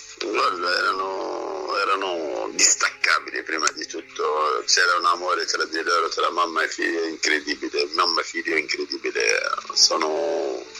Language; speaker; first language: Italian; non-native, fluent; Arabic